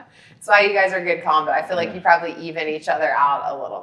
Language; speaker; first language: English; native; English